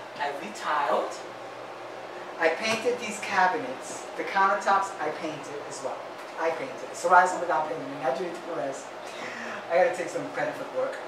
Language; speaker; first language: English; early bilingual, other home language; Spanish